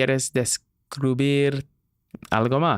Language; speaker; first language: Spanish; non-native, learner; English